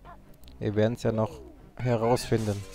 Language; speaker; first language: German; native; German